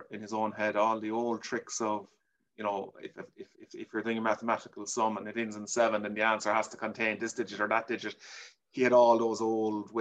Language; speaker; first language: English; native; English